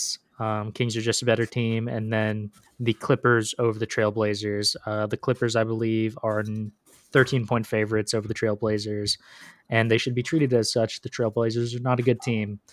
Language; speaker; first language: English; native; English